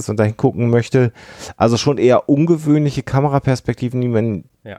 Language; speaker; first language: German; native; German